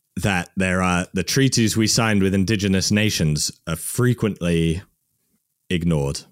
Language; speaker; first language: English; native; English